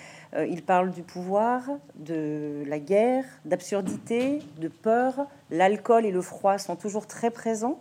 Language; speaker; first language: French; native; French